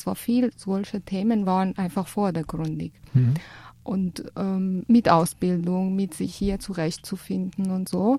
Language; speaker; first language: German; non-native, fluent; Persian